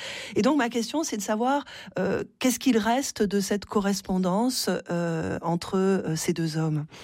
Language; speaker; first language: French; native; French